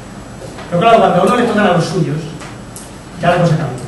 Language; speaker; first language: Spanish; native; Spanish